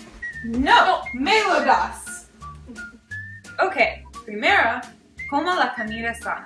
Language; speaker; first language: Spanish; non-native, learner; English